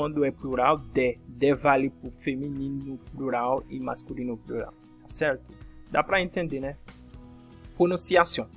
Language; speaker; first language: Portuguese; non-native, fluent; French